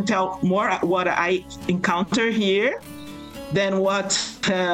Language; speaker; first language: English; non-native, fluent; Portuguese